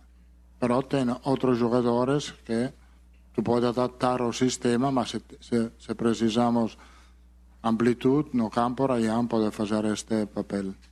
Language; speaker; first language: Portuguese; non-native, learner; Italian